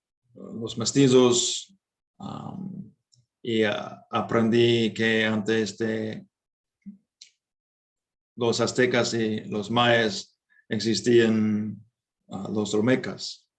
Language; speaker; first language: Spanish; non-native, fluent; English